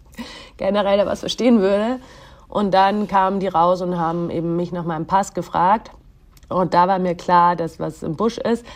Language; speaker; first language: German; native; German